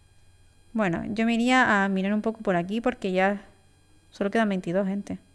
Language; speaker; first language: Spanish; native; Spanish